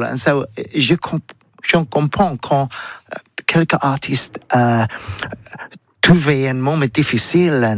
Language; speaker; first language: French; non-native, learner; English